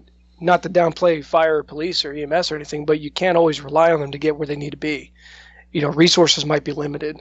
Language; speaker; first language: English; native; English